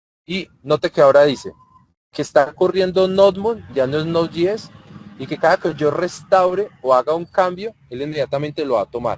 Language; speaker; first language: Spanish; native; Spanish